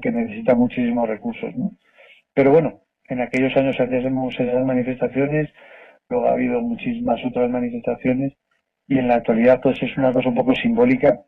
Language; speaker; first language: Spanish; native; Spanish